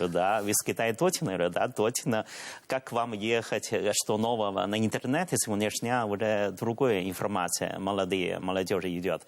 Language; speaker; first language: Russian; non-native, learner; Chinese